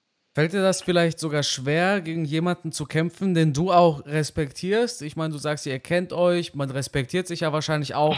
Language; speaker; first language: German; native; German